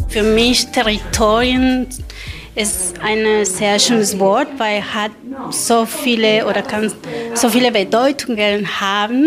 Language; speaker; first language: German; non-native, learner; Spanish